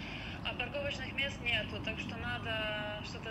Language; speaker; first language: Russian; non-native, local second language; Romanian